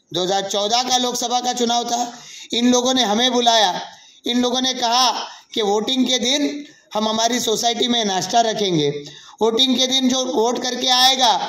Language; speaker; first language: Hindi; native; Hindi